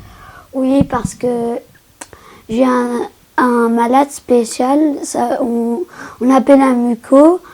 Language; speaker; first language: French; non-native, learner; Armenian